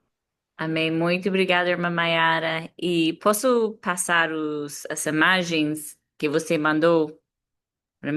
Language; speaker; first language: Portuguese; non-native, fluent; English